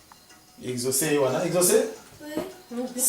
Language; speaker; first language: French; non-native, local second language; Lingala